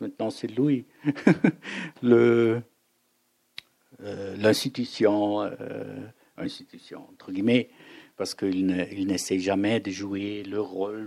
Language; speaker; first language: French; non-native, fluent; German